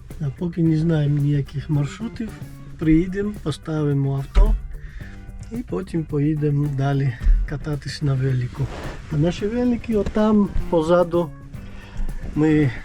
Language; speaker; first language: Ukrainian; non-native, learner; Georgian